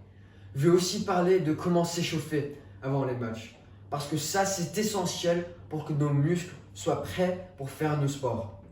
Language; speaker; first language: French; non-native, fluent; English